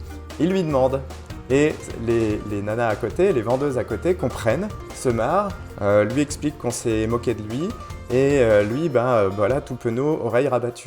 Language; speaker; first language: French; native; French